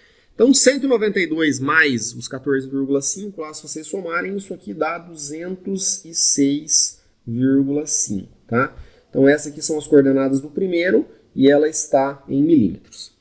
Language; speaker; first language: Portuguese; native; Portuguese